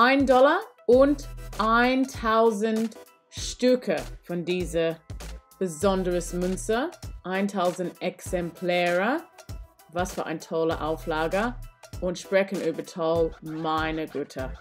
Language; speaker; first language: German; non-native, learner; English